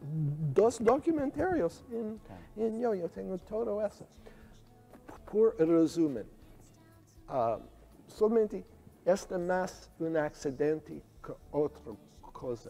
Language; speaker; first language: Spanish; non-native, learner; English